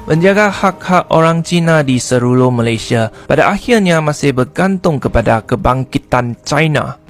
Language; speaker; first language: Malay; non-native, local second language; Chinese